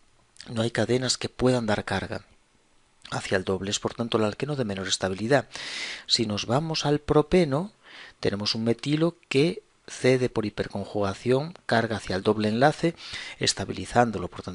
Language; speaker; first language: Spanish; native; Spanish